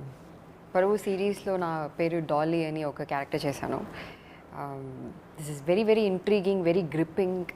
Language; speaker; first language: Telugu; non-native, learner; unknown